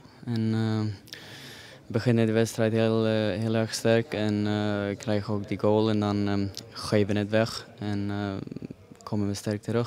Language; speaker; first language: Dutch; non-native, fluent; Swedish